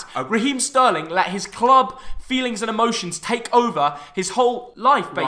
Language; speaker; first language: English; native; English